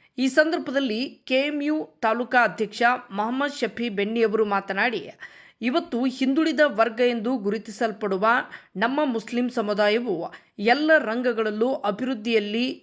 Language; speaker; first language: Kannada; native; Kannada